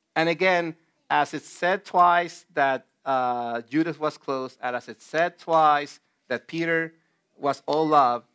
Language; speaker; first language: English; non-native, fluent; Spanish